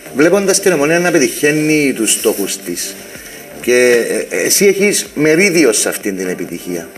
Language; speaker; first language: Greek; native; Greek